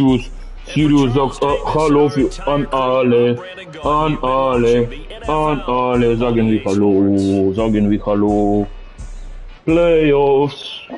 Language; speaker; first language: German; non-native, learner; Russian